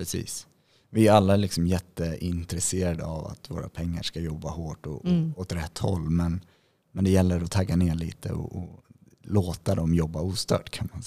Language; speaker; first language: Swedish; native; Swedish